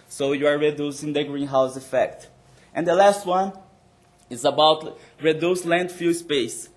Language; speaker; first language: English; non-native, fluent; Portuguese